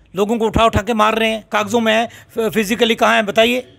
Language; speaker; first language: Hindi; native; Hindi